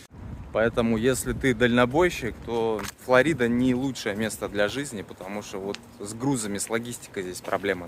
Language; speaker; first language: Russian; native; Russian